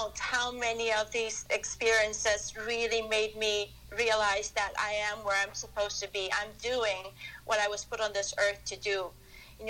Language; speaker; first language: English; non-native, local second language; Filipino